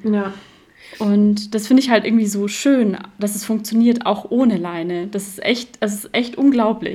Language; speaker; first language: German; native; German